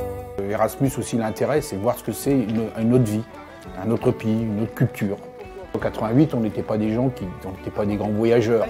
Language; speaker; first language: French; native; French